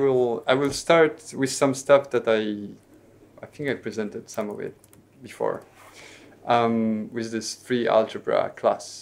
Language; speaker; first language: English; non-native, fluent; Polish